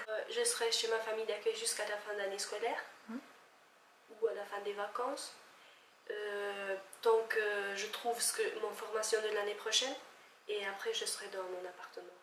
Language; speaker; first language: French; non-native, fluent; Albanian